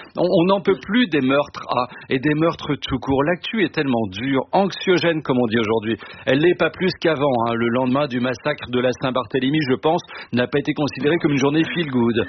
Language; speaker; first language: French; native; French